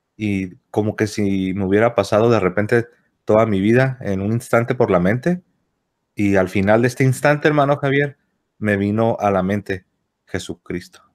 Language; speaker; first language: Spanish; native; Spanish